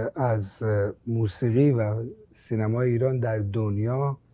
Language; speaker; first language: Persian; non-native, local second language; Armenian